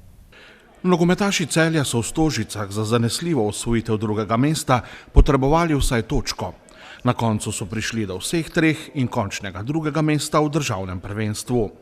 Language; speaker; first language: Slovenian; native; Slovenian